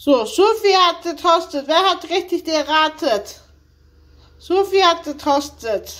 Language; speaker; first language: German; early bilingual, other home language; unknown